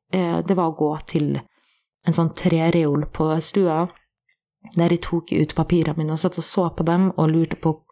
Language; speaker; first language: Norwegian; native; Norwegian